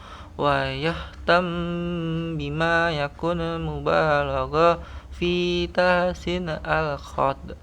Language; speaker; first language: Arabic; non-native, learner; Indonesian